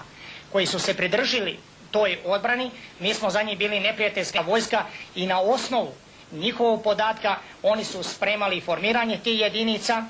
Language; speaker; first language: Bosnian; native; Bosnian